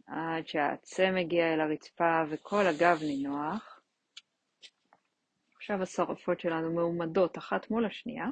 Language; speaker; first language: Hebrew; native; Hebrew